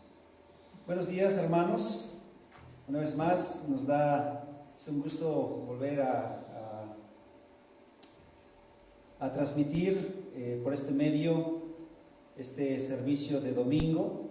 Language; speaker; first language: Spanish; native; Spanish